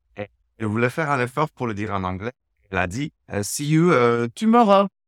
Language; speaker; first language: French; non-native, fluent; Slovak